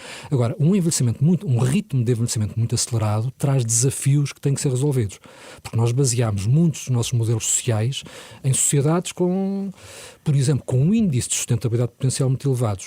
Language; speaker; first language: Portuguese; native; Portuguese